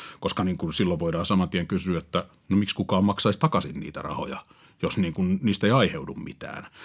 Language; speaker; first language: Finnish; native; Finnish